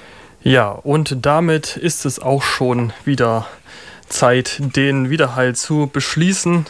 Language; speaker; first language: German; native; German